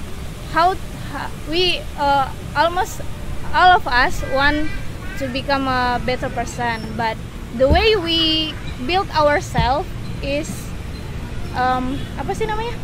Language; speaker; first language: English; non-native, learner; Indonesian